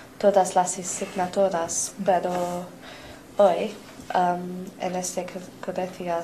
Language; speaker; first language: Spanish; non-native, learner; English